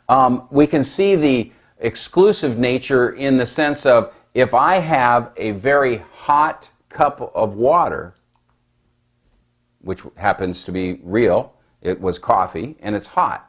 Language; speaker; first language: English; native; English